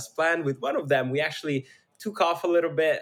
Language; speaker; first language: English; non-native, fluent; Italian